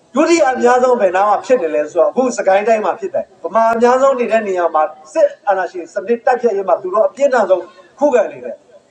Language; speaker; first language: Burmese; non-native, local second language; S'gaw Karen